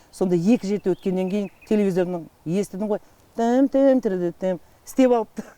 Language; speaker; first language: Kazakh; native; Kazakh